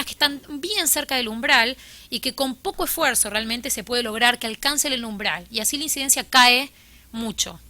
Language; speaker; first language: Spanish; native; Spanish